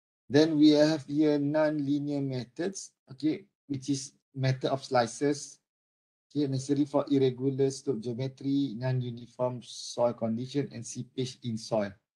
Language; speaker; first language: English; non-native, local second language; Malay